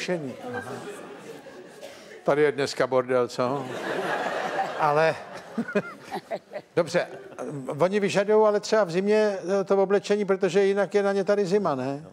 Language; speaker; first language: Czech; native; Czech